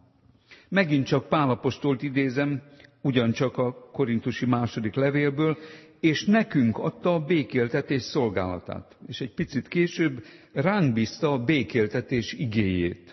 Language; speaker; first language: Hungarian; native; Hungarian